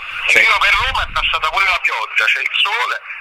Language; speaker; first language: Italian; native; Italian